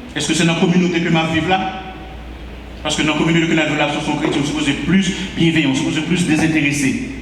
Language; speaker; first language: French; non-native, local second language; Haitian Creole